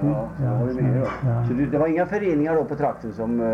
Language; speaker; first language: Swedish; native; Swedish